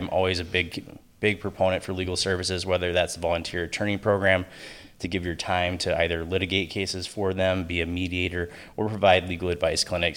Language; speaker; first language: English; native; English